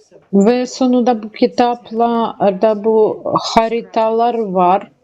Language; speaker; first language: Turkish; non-native, learner; Russian